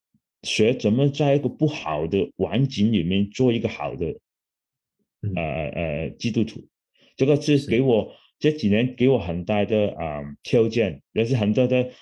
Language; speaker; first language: Chinese; non-native, local second language; Cantonese